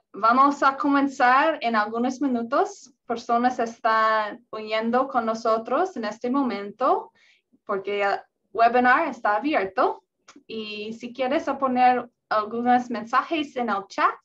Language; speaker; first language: Spanish; non-native, learner; English